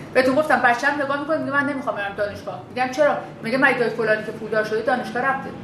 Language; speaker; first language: Persian; non-native, local second language; Southern Kurdish